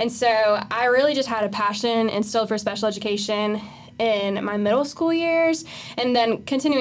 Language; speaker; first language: English; native; English